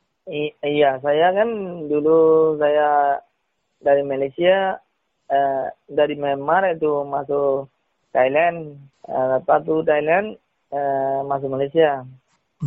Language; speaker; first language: Malay; non-native, learner; Rohingya